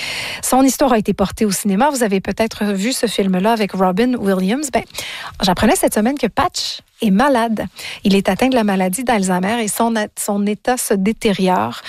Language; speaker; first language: French; native; French